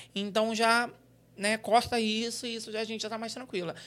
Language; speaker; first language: Portuguese; native; Portuguese